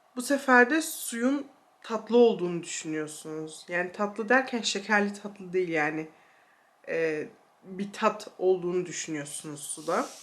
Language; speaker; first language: Turkish; early bilingual, heritage; Turkish